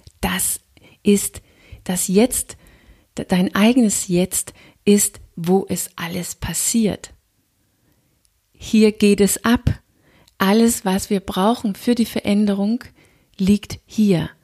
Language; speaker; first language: German; non-native, fluent; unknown